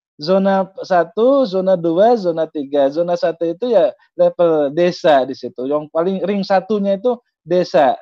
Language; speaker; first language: Indonesian; native; Indonesian